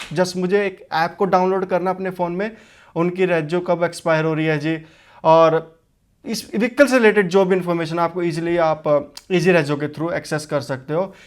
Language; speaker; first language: Hindi; native; Hindi